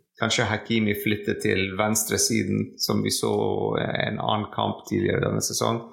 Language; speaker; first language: Norwegian; non-native, fluent; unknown